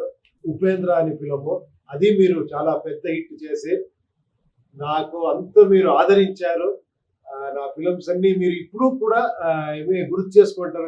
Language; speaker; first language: Telugu; non-native, local second language; Kannada